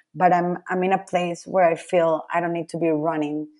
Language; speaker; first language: English; non-native, fluent; Spanish